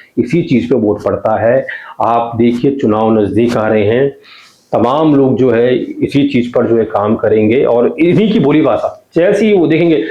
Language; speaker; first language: Hindi; non-native, local second language; Garhwali